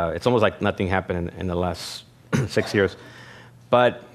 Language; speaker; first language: English; early bilingual, other home language; Spanish